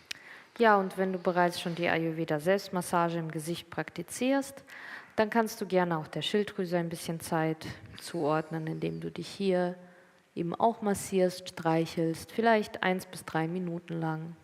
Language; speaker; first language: German; native; German